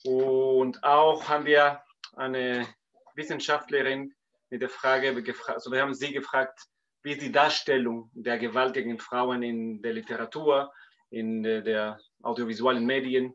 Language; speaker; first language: German; non-native, fluent; Spanish